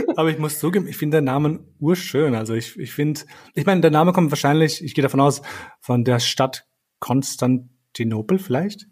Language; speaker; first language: German; early bilingual, other home language; Albanian